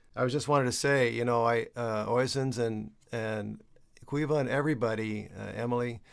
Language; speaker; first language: English; native; English